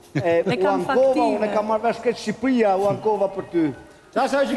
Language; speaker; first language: Albanian; native; Albanian